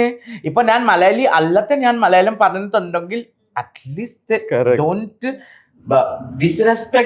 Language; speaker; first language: Malayalam; non-native, local second language; Assamese